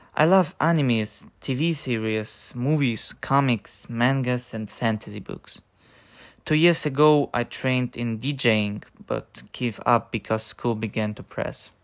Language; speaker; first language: English; non-native, learner; Ukrainian